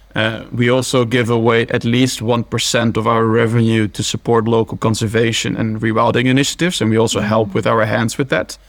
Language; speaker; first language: English; early bilingual, other home language; Dutch